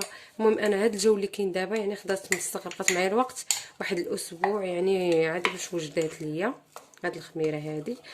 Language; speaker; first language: Arabic; native; Arabic